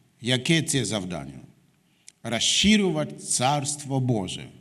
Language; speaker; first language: Ukrainian; non-native, fluent; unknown